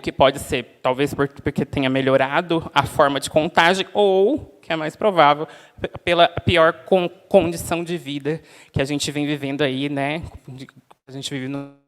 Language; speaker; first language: Portuguese; native; Portuguese